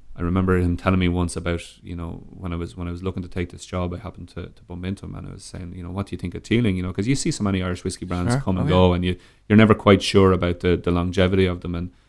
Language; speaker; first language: English; native; English